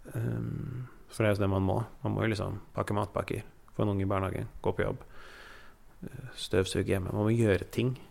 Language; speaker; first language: Norwegian; early bilingual, other home language; Persian